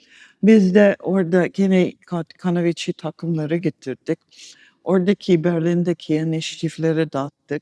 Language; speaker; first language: Turkish; non-native, fluent; English